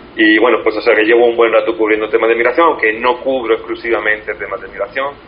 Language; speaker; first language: Spanish; native; Spanish